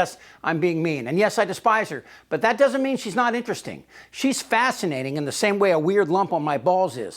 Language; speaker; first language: English; native; English